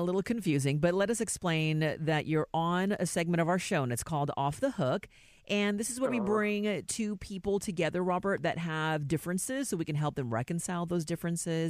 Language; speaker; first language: English; native; English